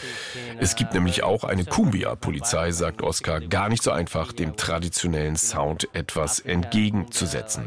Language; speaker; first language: German; native; German